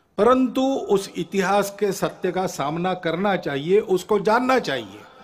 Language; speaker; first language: Hindi; non-native, local second language; Marathi